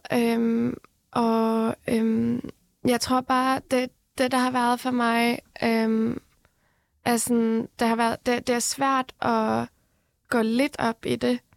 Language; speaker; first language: Danish; non-native, fluent; Persian